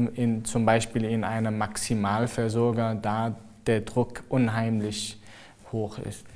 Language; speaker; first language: German; non-native, fluent; Arabic